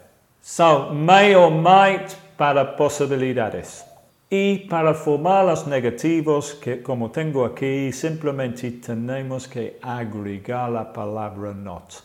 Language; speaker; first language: Spanish; non-native, fluent; English